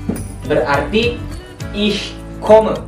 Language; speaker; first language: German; non-native, learner; Indonesian